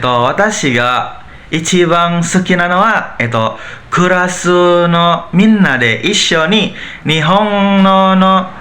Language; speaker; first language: Japanese; non-native, learner; Indonesian